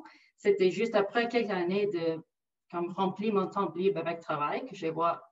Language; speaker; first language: French; non-native, local second language; English